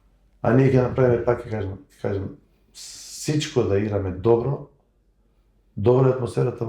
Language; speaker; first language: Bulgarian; non-native, learner; Macedonian